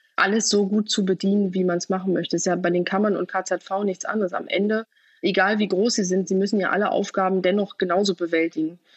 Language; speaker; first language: German; native; German